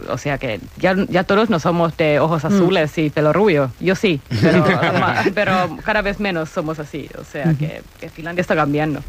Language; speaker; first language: Spanish; non-native, fluent; Finnish